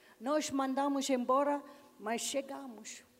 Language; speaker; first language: Portuguese; non-native, learner; English